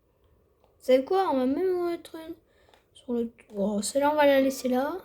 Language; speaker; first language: French; native; French